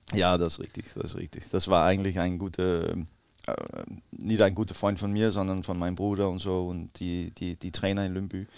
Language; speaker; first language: German; non-native, learner; Danish